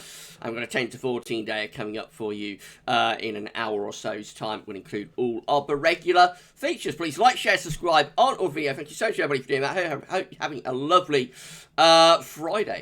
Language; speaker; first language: English; native; English